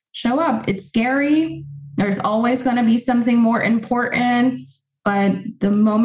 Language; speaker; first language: English; non-native, fluent; Spanish